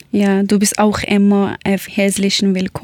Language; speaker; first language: German; non-native, learner; Persian